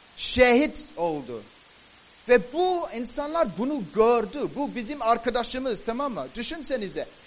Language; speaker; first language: Turkish; native; Turkish